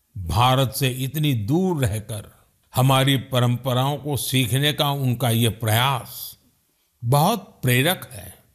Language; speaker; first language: Hindi; non-native, local second language; Gujarati